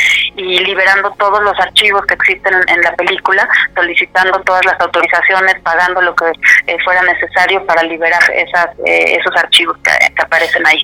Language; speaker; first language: Spanish; native; Spanish